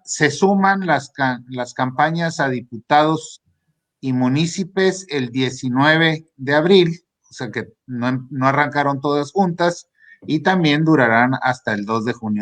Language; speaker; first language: Spanish; native; Spanish